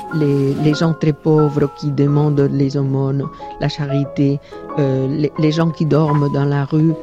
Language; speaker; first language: French; non-native, fluent; Catalan